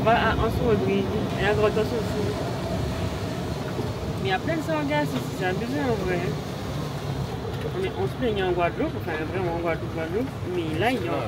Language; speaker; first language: French; native; French